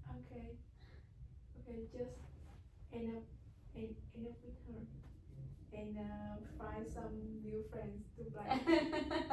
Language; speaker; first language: English; non-native, learner; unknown